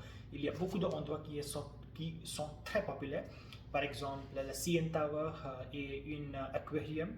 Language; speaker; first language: French; non-native, learner; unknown